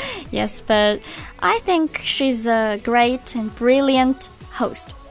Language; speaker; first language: English; non-native, fluent; Chinese